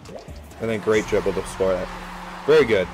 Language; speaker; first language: English; native; English